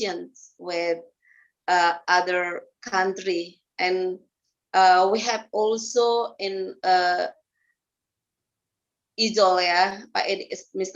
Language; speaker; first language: English; non-native, fluent; Indonesian